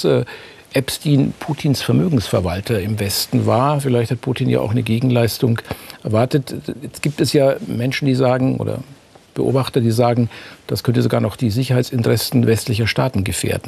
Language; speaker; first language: German; native; German